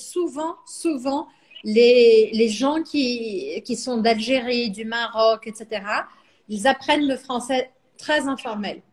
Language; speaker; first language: French; non-native, fluent; Portuguese